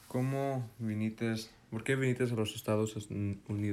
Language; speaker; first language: Spanish; early bilingual, heritage; Spanish